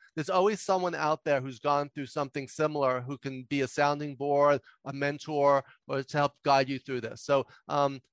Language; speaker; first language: English; native; English